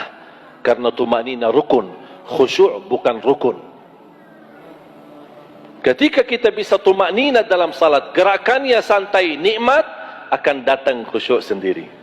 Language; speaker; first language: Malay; non-native, fluent; Arabic